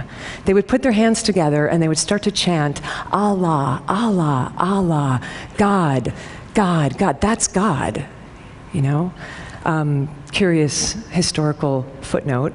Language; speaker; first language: English; native; English